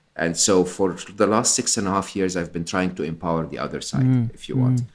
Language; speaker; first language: English; non-native, fluent; Arabic